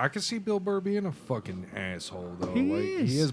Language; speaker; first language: English; native; English